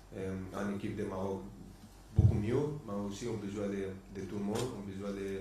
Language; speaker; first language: French; non-native, fluent; Spanish